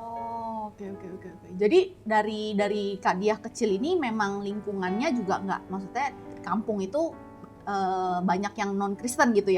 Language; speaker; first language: Indonesian; native; Indonesian